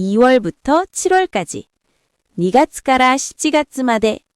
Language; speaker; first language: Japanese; non-native, fluent; Korean